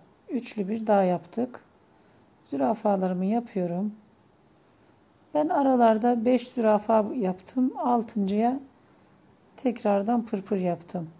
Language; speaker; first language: Turkish; native; Turkish